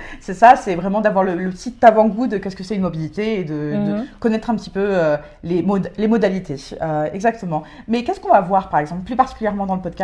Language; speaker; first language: French; native; French